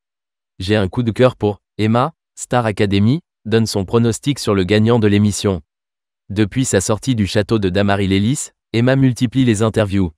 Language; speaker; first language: French; native; French